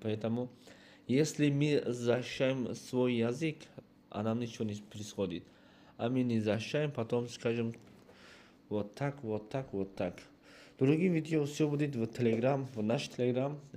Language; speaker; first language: Russian; non-native, learner; Uzbek